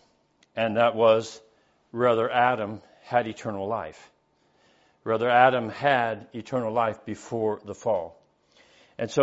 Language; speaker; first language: English; native; English